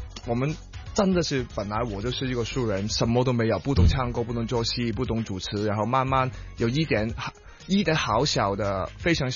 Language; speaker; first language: Chinese; non-native, fluent; Cantonese